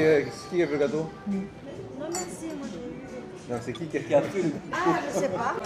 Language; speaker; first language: French; early bilingual, other home language; Lao